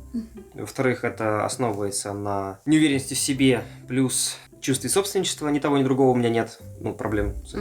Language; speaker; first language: Russian; native; Russian